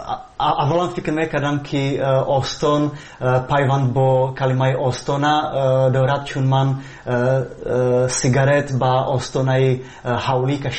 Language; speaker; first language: Persian; non-native, fluent; Czech